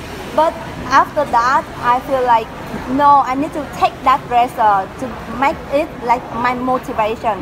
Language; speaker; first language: English; non-native, learner; Vietnamese